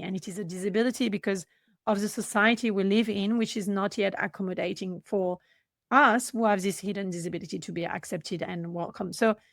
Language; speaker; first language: English; non-native, fluent; French